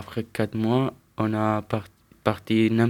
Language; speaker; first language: French; non-native, learner; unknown